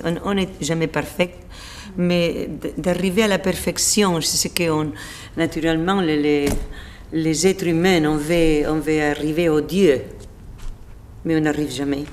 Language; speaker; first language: French; non-native, fluent; Spanish